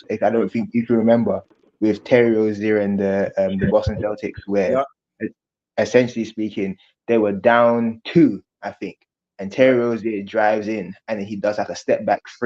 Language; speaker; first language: English; native; English